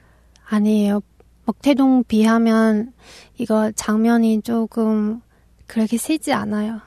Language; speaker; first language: Korean; non-native, learner; Chinese